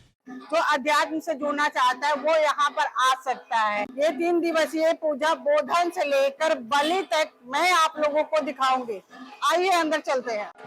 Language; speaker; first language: Hindi; native; Hindi